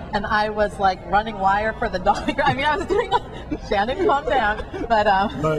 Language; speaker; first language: English; native; English